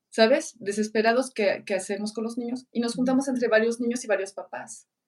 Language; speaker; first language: Spanish; non-native, fluent; French